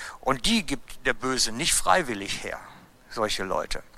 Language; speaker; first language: German; native; German